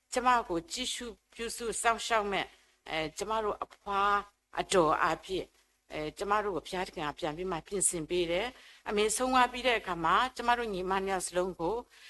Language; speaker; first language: Burmese; native; Burmese